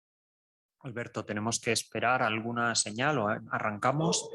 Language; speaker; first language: Spanish; native; Spanish